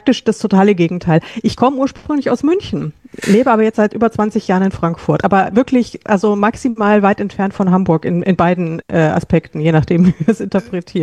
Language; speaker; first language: German; native; German